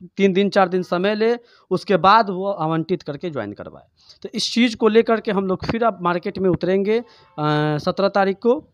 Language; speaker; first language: Hindi; native; Hindi